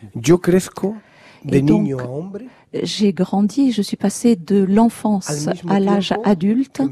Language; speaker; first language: French; non-native, fluent; Spanish